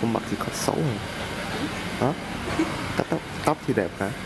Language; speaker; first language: Vietnamese; non-native, fluent; Japanese